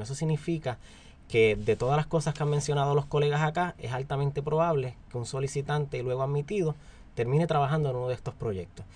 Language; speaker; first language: Spanish; native; Spanish